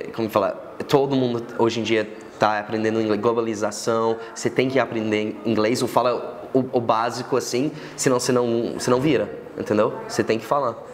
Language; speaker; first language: Portuguese; non-native, fluent; English